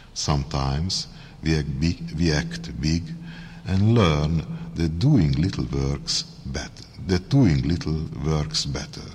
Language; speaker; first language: English; non-native, fluent; Hungarian